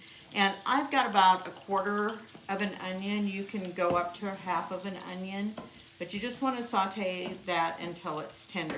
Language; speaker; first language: English; native; English